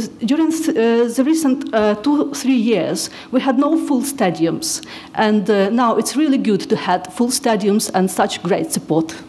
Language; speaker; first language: English; non-native, fluent; Ukrainian